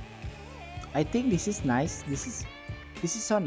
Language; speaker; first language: English; non-native, learner; Indonesian